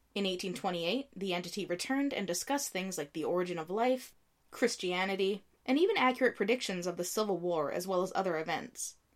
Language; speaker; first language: English; native; English